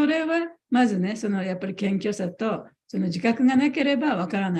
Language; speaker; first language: Japanese; native; Japanese